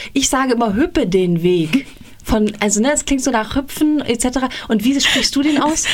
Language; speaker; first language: German; native; German